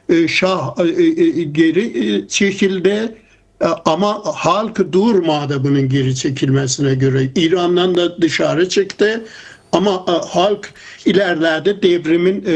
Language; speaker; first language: Turkish; non-native, fluent; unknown